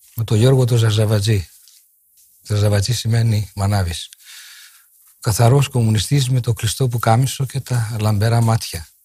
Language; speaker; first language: Greek; native; Greek